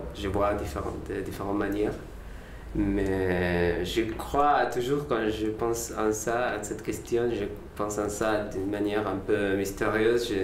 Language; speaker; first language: French; non-native, learner; Spanish